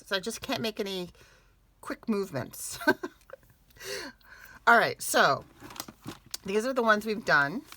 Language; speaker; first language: English; native; English